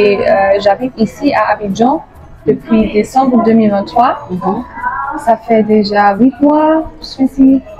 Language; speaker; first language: French; non-native, fluent; German